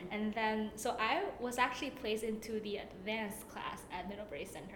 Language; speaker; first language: English; non-native, fluent; Chinese